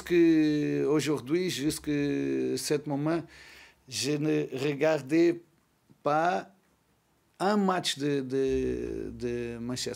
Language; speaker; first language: French; non-native, learner; Portuguese